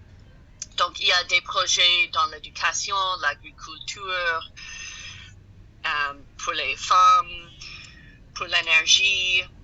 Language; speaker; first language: French; non-native, learner; English